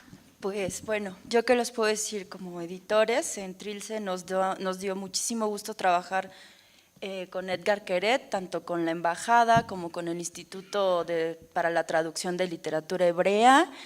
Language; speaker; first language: Spanish; native; Spanish